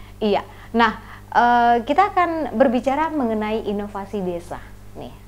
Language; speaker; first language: Indonesian; native; Indonesian